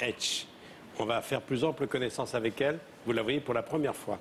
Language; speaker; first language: French; native; French